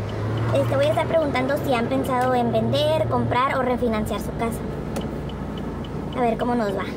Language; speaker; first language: Spanish; native; Spanish